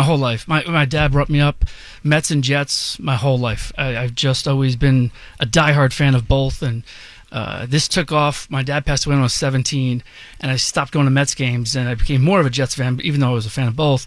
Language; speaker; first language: English; native; English